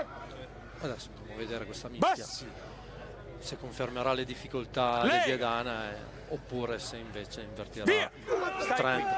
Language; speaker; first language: Italian; native; Italian